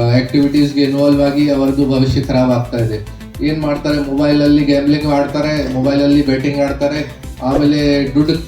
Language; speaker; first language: Kannada; non-native, fluent; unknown